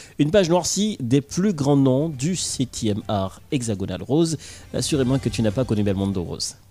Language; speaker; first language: French; non-native, local second language; Haitian Creole